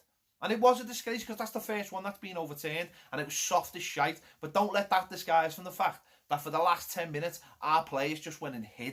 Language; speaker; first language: English; native; English